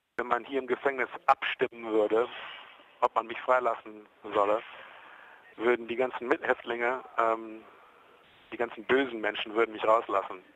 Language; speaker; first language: German; early bilingual, heritage; German